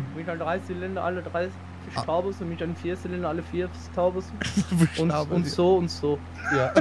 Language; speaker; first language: German; non-native, learner; Dutch